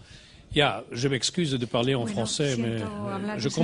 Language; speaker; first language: French; non-native, fluent; German